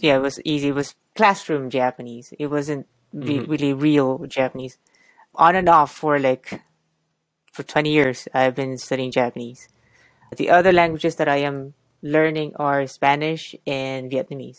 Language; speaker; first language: English; non-native, local second language; Cebuano